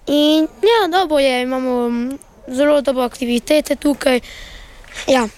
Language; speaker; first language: Slovenian; early bilingual, heritage; Italian